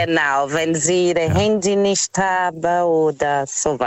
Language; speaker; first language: German; non-native, fluent; Portuguese